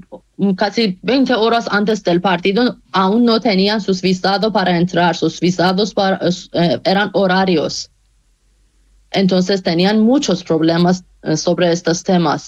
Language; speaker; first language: Spanish; non-native, fluent; Persian